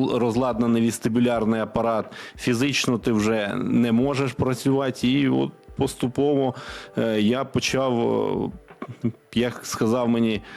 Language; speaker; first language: Ukrainian; non-native, local second language; Russian